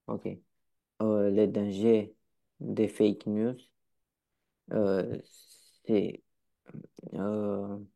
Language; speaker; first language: French; non-native, learner; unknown